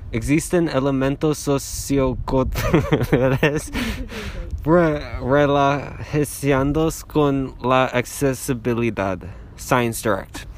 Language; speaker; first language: Spanish; non-native, learner; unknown